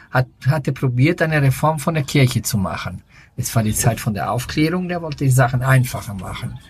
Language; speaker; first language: German; early bilingual, other home language; Italian